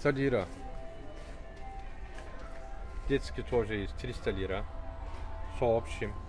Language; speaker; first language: Russian; non-native, learner; Turkish